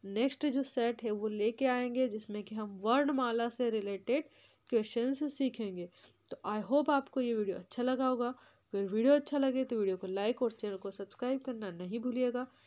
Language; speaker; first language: Hindi; native; Hindi